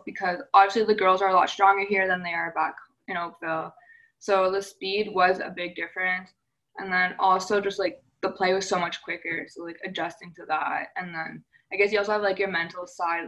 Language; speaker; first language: English; native; English